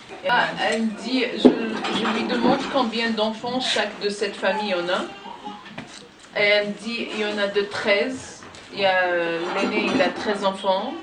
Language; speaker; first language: French; non-native, local second language; Arabic